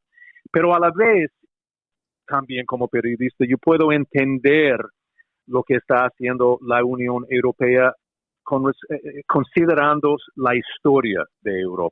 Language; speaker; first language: Spanish; non-native, fluent; English